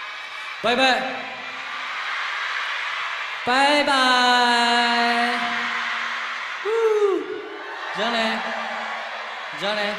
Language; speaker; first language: Japanese; non-native, learner; Korean